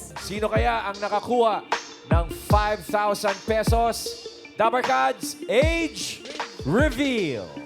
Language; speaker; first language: Filipino; native; Filipino